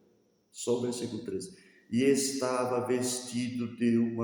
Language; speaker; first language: Portuguese; native; Portuguese